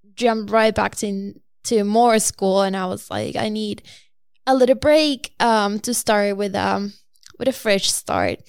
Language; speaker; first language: English; non-native, fluent; Spanish